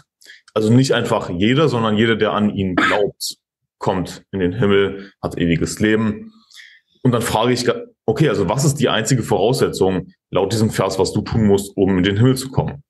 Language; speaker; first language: German; native; German